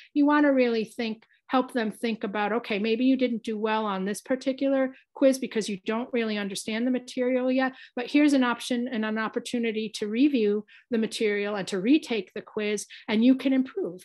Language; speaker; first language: English; early bilingual, other home language; Spanish